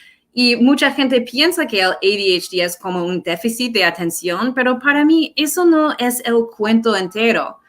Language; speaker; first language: Spanish; non-native, fluent; English